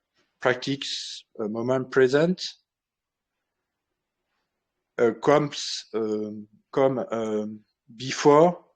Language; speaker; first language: English; non-native, learner; French